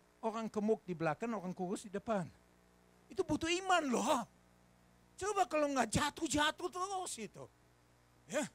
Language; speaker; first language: Indonesian; non-native, fluent; English